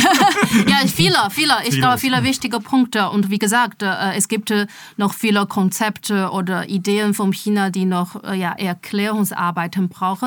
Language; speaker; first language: German; non-native, fluent; Chinese